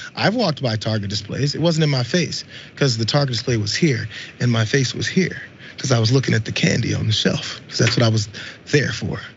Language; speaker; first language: English; native; English